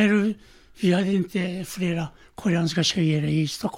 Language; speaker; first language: Swedish; non-native, learner; Korean